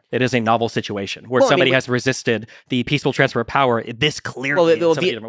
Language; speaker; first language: English; native; English